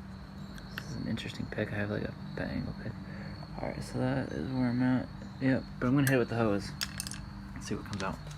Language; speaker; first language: English; native; English